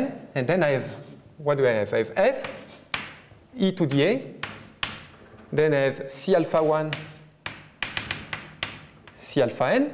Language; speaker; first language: English; non-native, fluent; French